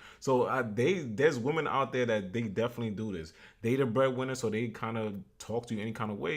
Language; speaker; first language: English; native; English